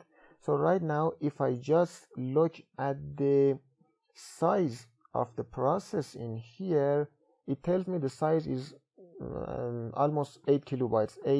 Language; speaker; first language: English; non-native, fluent; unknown